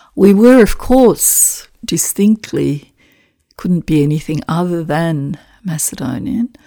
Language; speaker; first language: English; non-native, fluent; Macedonian